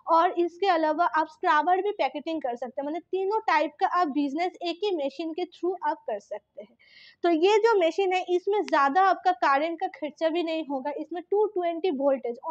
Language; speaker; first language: Hindi; non-native, local second language; Bangla